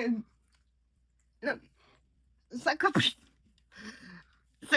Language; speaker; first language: French; non-native, learner; Mongolian